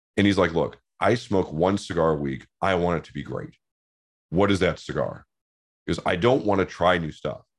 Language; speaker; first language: English; native; English